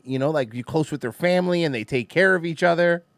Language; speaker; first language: English; native; English